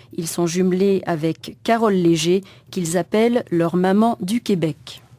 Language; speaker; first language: French; native; French